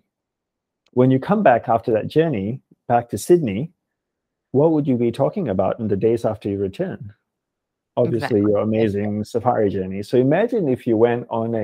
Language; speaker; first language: English; non-native, local second language; Tamil